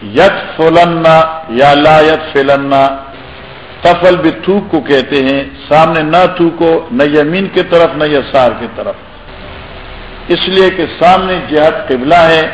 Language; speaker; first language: Urdu; non-native, local second language; Pashto